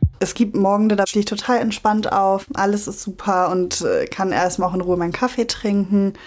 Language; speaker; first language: German; native; German